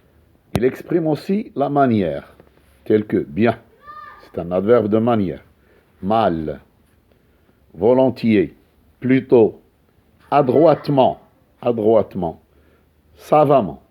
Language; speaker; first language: French; non-native, local second language; Arabic